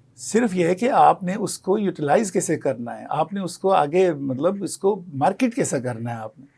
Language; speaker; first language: Urdu; non-native, local second language; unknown